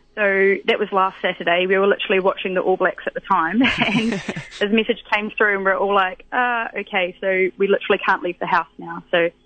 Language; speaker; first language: English; native; English